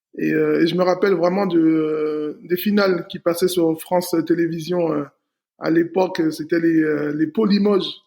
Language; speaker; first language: French; native; French